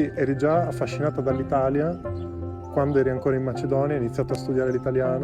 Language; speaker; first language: Italian; native; Italian